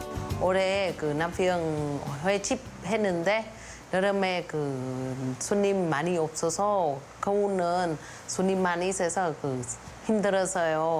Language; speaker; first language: Korean; non-native, learner; Vietnamese